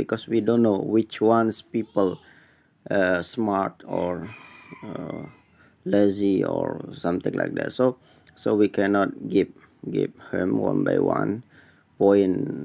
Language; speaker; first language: English; non-native, learner; Indonesian